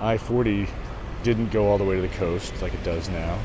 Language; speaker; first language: English; native; English